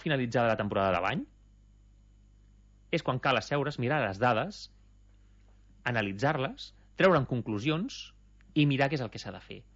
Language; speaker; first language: Catalan; native; Catalan